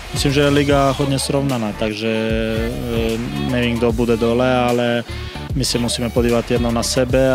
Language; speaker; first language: Czech; non-native, fluent; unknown